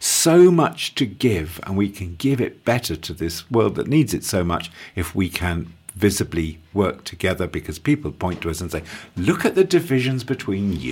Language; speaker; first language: English; native; English